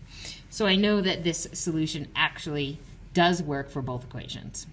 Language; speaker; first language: English; native; English